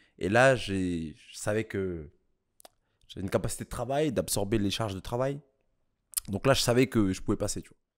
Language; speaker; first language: French; early bilingual, other home language; Kabuverdianu